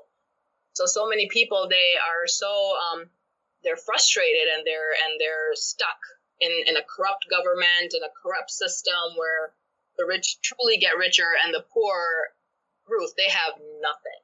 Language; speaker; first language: English; non-native, local second language; Urdu